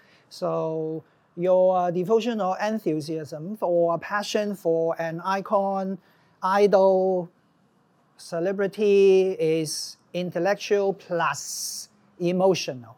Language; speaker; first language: English; non-native, local second language; Cantonese